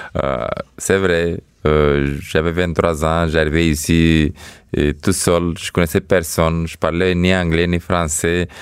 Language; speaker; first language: French; non-native, fluent; Romanian